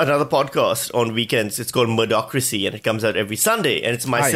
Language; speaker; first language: English; non-native, local second language; Urdu